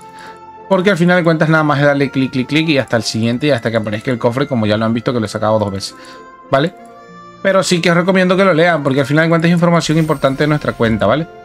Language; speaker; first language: Spanish; native; Spanish